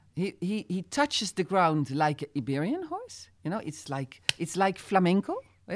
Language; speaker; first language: English; non-native, fluent; Dutch